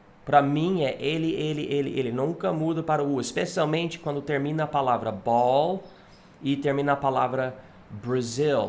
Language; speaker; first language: Portuguese; non-native, fluent; English